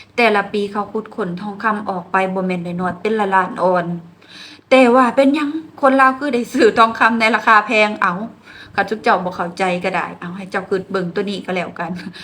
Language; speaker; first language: Thai; native; Thai